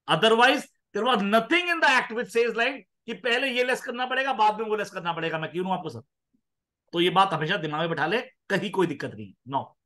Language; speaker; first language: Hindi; non-native, local second language; Punjabi